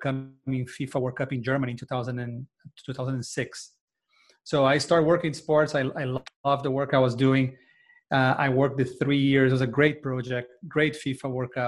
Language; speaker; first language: English; non-native, fluent; Portuguese